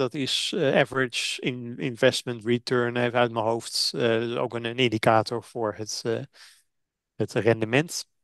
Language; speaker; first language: Dutch; native; Dutch